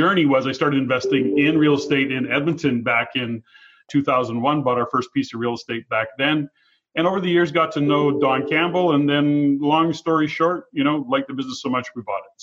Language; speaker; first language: English; native; English